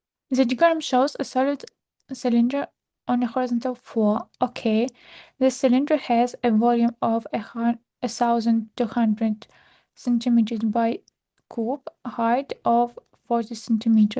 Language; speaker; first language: English; non-native, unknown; Ukrainian